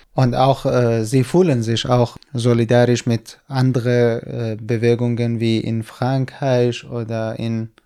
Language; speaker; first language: German; non-native, fluent; Persian